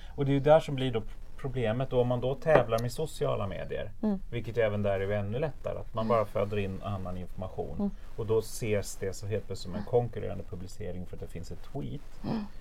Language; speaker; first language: Swedish; native; Swedish